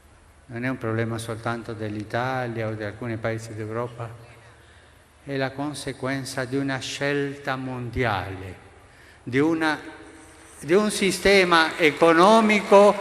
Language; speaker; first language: Italian; non-native, fluent; Spanish